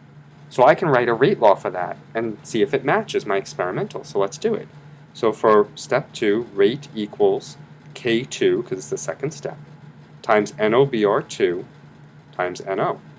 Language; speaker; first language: English; native; English